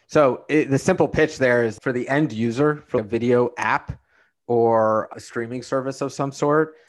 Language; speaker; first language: English; native; English